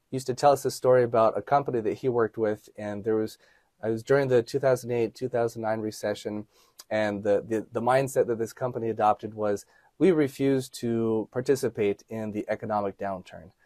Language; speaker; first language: English; native; English